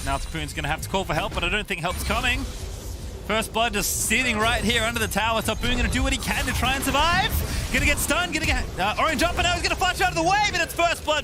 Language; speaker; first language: English; native; English